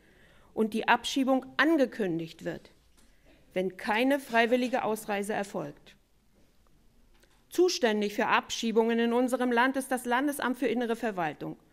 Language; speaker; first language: German; native; German